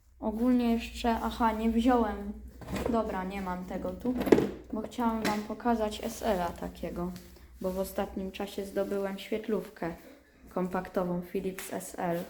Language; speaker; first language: Polish; native; Polish